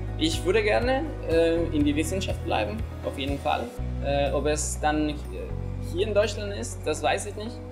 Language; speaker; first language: German; non-native, fluent; Spanish